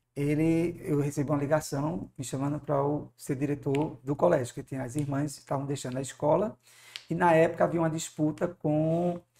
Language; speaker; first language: Portuguese; native; Portuguese